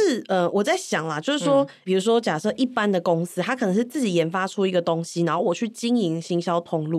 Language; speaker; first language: Chinese; native; Chinese